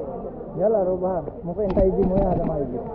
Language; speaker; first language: Arabic; non-native, learner; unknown